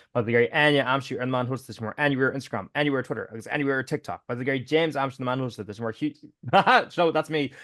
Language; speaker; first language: Irish; native; Irish